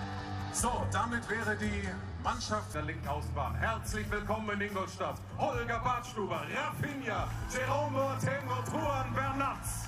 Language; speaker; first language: German; native; German